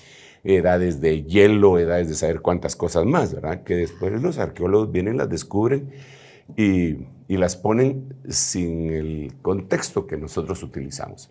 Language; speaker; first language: Spanish; native; Spanish